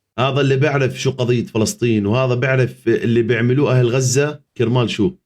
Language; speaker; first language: Arabic; native; Arabic